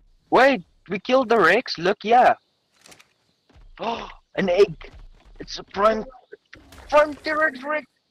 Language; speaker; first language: English; non-native, local second language; Afrikaans